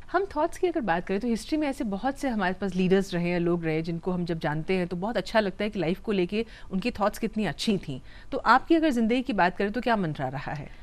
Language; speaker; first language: Hindi; native; Hindi